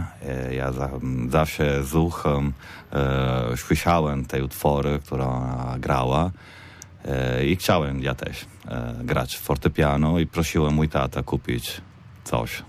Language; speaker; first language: Polish; non-native, learner; Italian